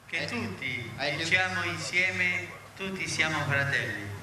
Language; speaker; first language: Italian; early bilingual, heritage; Spanish